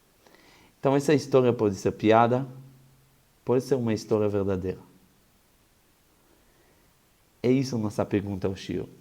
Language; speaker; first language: Portuguese; non-native, fluent; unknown